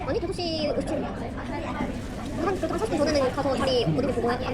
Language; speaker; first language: Korean; native; Korean